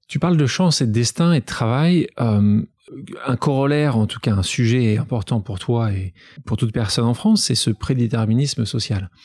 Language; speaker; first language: French; native; French